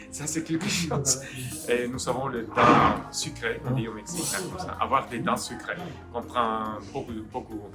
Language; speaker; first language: French; non-native, fluent; Spanish